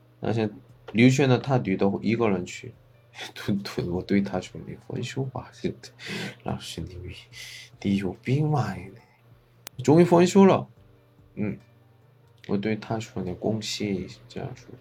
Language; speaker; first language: Chinese; non-native, fluent; Korean